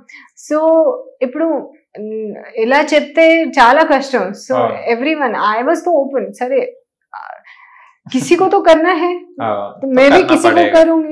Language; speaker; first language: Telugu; non-native, learner; Hindi